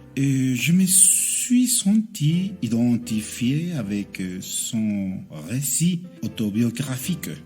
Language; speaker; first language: French; non-native, fluent; Spanish